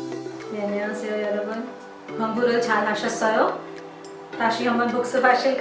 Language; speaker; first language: Korean; non-native, fluent; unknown